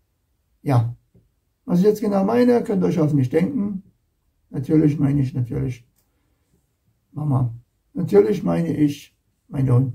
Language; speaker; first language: German; native; German